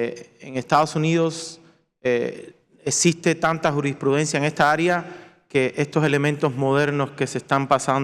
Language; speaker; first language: Spanish; native; Spanish